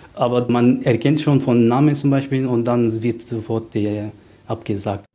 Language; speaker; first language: German; non-native, fluent; Arabic